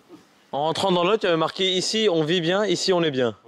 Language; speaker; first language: French; native; French